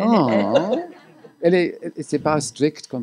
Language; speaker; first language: French; non-native, fluent; English